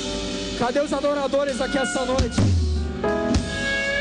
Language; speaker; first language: Portuguese; native; Portuguese